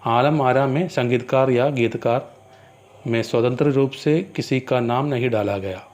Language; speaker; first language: Hindi; non-native, local second language; Malayalam